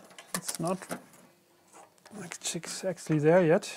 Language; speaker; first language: English; non-native, fluent; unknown